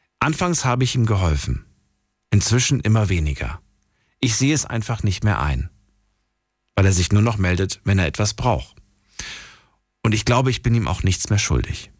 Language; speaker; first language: German; native; German